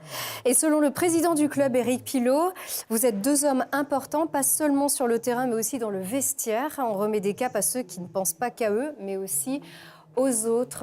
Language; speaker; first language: French; native; French